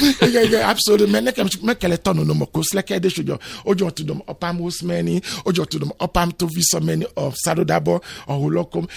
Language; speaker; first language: Hungarian; non-native, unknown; Yoruba